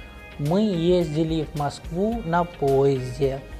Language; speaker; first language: Russian; non-native, fluent; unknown